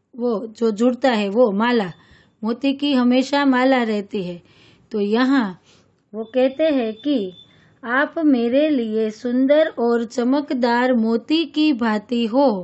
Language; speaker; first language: Hindi; non-native, local second language; Gujarati